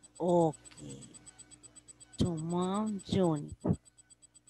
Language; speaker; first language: English; non-native, learner; Spanish